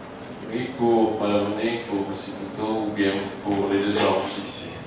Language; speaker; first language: French; non-native, fluent; Indonesian